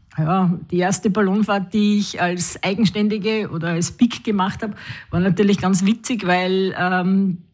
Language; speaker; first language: German; native; German